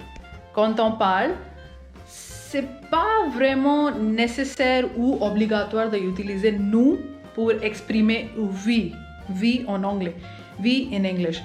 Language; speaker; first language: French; non-native, learner; Hindi